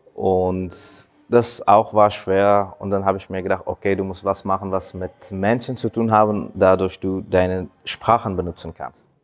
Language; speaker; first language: German; non-native, fluent; Persian